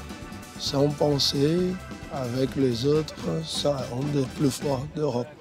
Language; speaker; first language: French; non-native, fluent; Portuguese